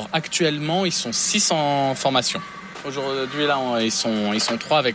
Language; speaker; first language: French; native; French